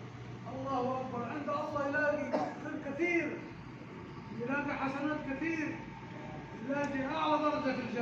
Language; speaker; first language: Arabic; non-native, learner; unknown